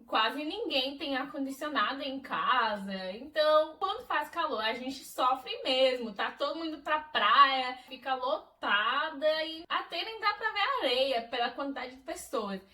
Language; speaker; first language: Portuguese; non-native, fluent; English